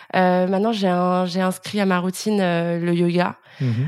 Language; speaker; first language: French; native; French